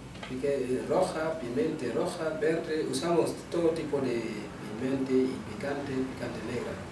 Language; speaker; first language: Spanish; non-native, local second language; Wolof